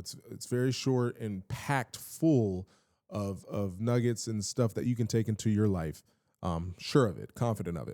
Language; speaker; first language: English; native; English